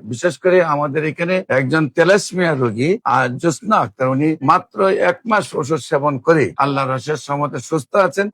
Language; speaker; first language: Bangla; native; Bangla